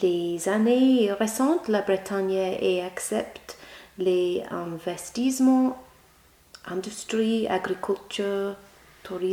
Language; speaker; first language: French; non-native, learner; English